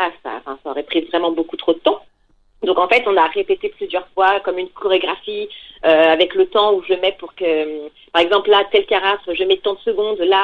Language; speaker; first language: French; native; French